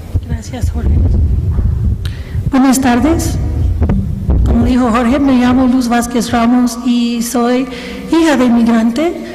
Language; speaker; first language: Spanish; early bilingual, heritage; Spanish